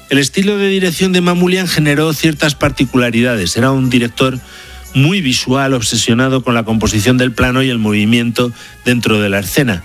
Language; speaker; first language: Spanish; native; Spanish